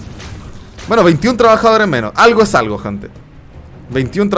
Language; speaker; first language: Spanish; native; Spanish